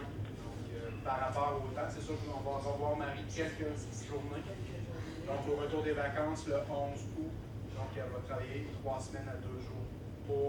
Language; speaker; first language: French; native; French